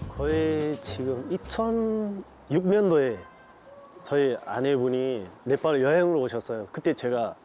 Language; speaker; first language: Korean; non-native, fluent; Nepali